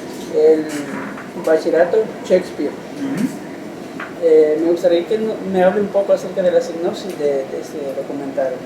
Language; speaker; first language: Spanish; native; Spanish